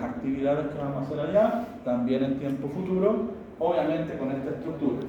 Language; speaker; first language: Spanish; native; Spanish